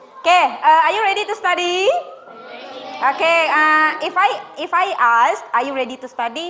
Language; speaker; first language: English; non-native, fluent; Indonesian